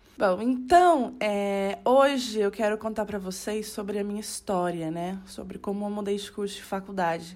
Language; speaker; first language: Portuguese; native; Portuguese